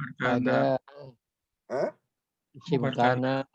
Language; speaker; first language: Arabic; non-native, learner; Indonesian